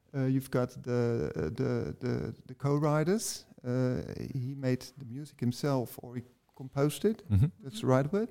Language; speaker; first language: English; non-native, fluent; Dutch